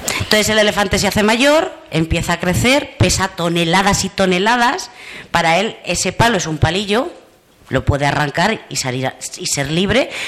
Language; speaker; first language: Spanish; native; Spanish